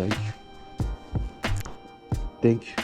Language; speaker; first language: English; non-native, learner; Korean